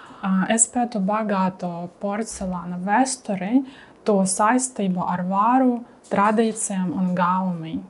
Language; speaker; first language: Latvian; non-native, learner; Russian